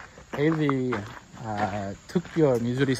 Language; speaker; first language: Korean; non-native, learner; English